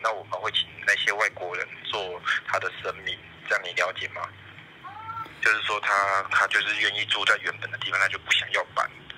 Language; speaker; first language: Chinese; native; Chinese